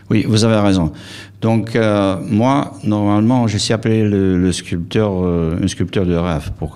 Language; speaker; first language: French; non-native, fluent; Romanian